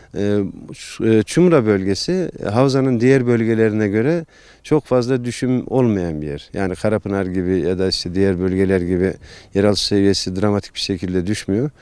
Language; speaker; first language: Turkish; native; Turkish